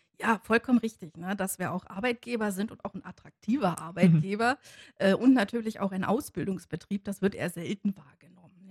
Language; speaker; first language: German; native; German